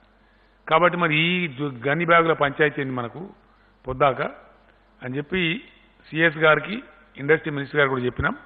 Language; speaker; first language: Telugu; native; Telugu